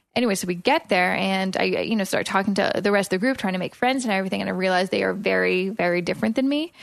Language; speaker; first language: English; native; English